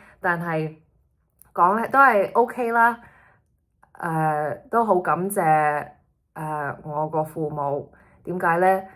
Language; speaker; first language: Cantonese; early bilingual, heritage; Cantonese